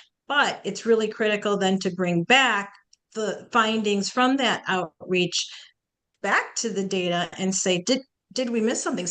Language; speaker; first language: English; early bilingual, other home language; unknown